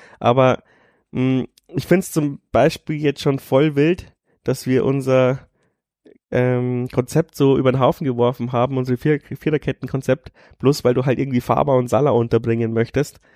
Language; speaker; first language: German; native; German